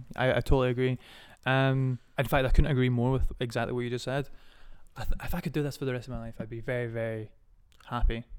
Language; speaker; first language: English; native; English